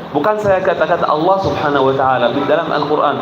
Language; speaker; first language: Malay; non-native, fluent; Arabic